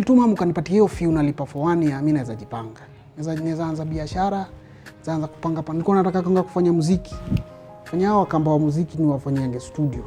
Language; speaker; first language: Swahili; native; Swahili